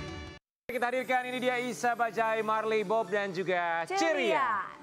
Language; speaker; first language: Indonesian; native; Indonesian